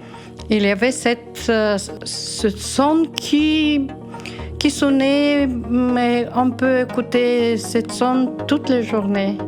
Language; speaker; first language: French; non-native, fluent; Bulgarian